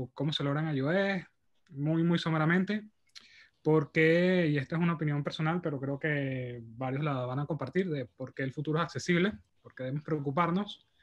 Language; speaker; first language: Spanish; native; Spanish